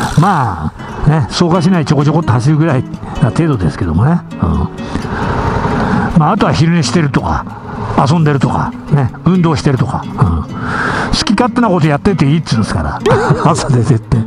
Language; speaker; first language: Japanese; native; Japanese